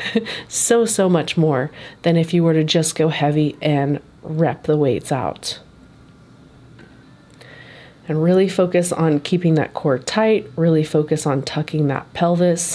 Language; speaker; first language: English; native; English